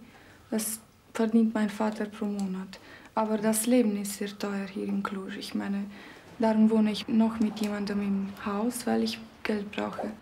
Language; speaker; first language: German; non-native, local second language; Romanian